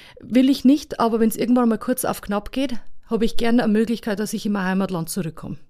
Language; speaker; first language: German; native; German